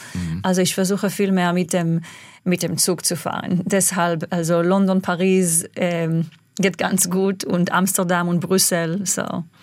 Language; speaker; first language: German; non-native, fluent; Hebrew